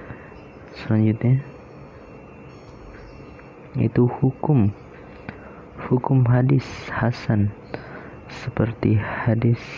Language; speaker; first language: Indonesian; native; Indonesian